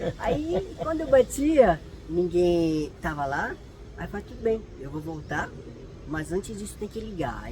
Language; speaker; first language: Portuguese; non-native, fluent; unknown